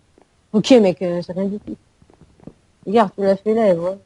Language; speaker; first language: French; native; French